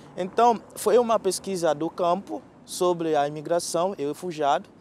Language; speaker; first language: Portuguese; non-native, fluent; Haitian Creole